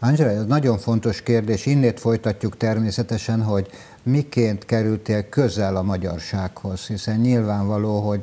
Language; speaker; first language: Hungarian; native; Hungarian